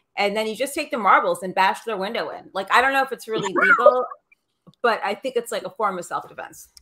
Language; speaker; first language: English; early bilingual, other home language; Portuguese